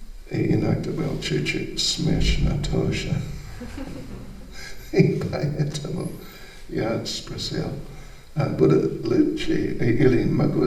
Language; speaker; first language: Russian; non-native, learner; English